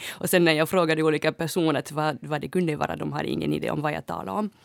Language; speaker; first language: Swedish; non-native, fluent; French